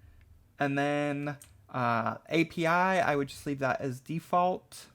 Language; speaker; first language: English; native; English